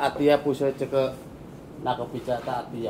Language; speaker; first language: Chinese; non-native, learner; Indonesian